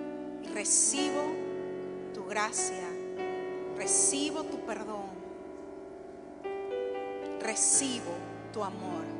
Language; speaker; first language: Spanish; native; Spanish